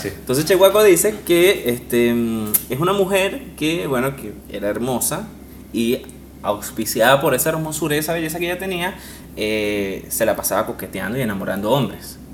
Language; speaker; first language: Spanish; native; Spanish